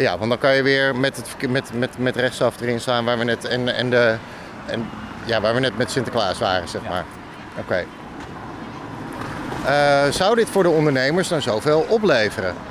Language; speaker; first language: Dutch; native; Dutch